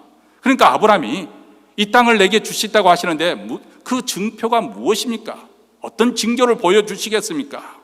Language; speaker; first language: Korean; native; Korean